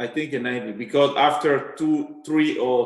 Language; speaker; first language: English; non-native, learner; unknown